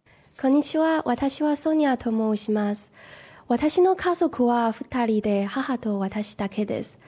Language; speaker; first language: Japanese; non-native, learner; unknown